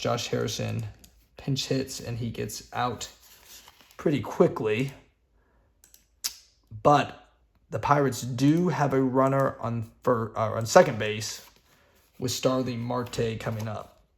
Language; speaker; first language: English; native; English